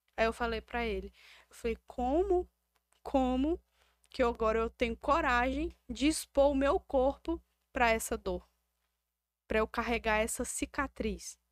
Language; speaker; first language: Portuguese; native; Portuguese